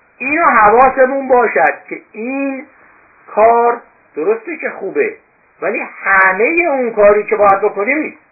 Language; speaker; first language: Persian; non-native, local second language; Azerbaijani